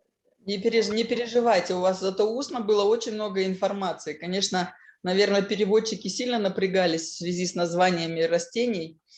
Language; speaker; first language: Russian; native; Russian